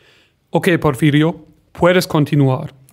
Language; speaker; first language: Spanish; non-native, fluent; German